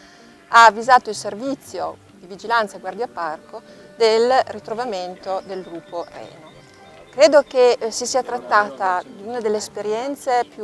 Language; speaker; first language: Italian; native; Italian